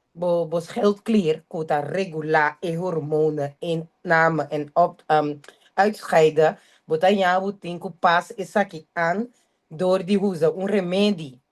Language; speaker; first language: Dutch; non-native, local second language; Papiamento